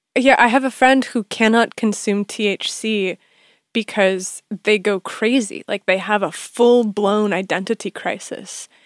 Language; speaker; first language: English; native; English